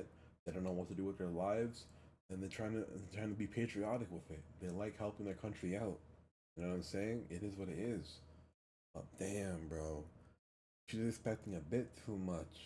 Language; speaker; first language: English; early bilingual, other home language; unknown